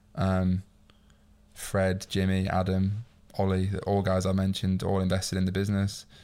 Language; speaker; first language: English; native; English